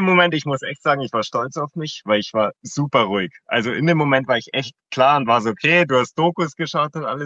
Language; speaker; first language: German; native; German